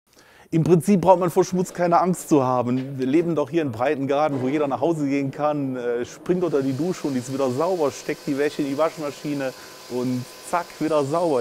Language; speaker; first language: German; native; German